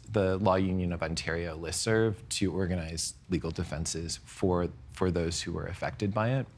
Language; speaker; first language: English; native; English